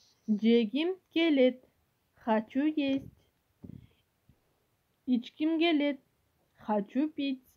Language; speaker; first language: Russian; non-native, local second language; Kyrgyz